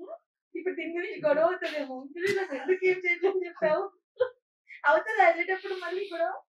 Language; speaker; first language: Telugu; native; Telugu